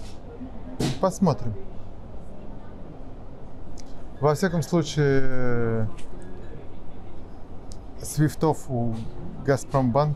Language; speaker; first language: Russian; native; Russian